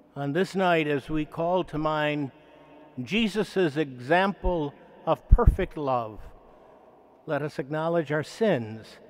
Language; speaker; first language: English; native; English